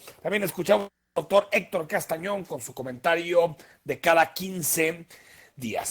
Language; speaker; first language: Spanish; native; Spanish